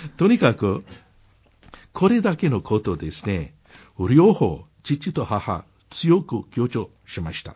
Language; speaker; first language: Japanese; non-native, fluent; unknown